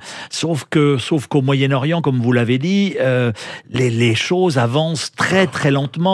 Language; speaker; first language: French; native; French